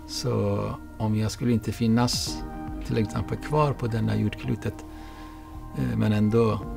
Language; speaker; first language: Swedish; non-native, fluent; Baluchi